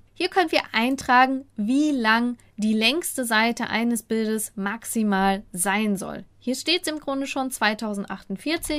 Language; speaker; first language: German; native; German